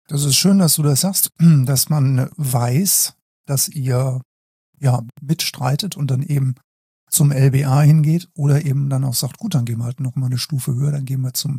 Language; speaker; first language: German; native; German